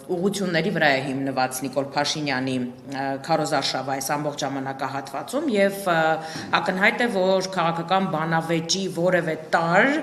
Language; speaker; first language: Armenian; native; Armenian